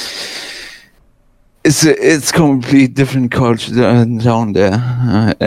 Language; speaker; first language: English; non-native, fluent; German